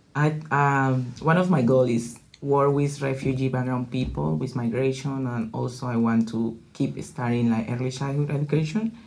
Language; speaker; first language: English; non-native, learner; Spanish